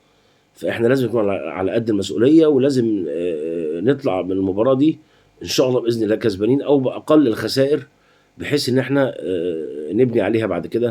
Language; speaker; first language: Arabic; native; Arabic